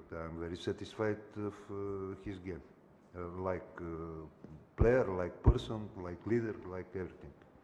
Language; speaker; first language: English; non-native, fluent; Bulgarian